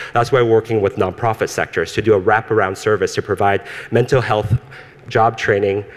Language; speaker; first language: English; early bilingual, other home language; Cantonese